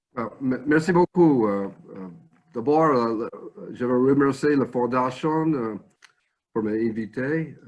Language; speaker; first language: French; non-native, fluent; English